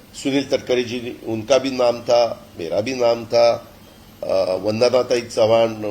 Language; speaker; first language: Hindi; non-native, local second language; Marathi